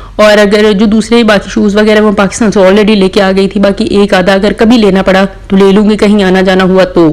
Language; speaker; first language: Urdu; native; Urdu